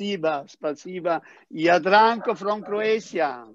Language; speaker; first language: English; non-native, fluent; Italian